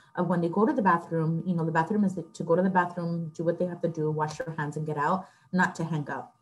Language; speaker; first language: English; early bilingual, other home language; Spanish